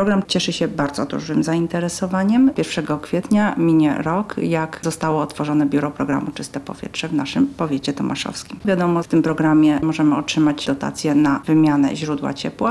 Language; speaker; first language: Polish; native; Polish